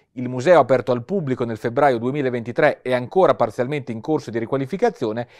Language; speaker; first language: Italian; native; Italian